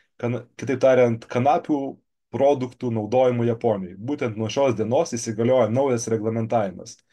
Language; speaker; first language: Lithuanian; native; Lithuanian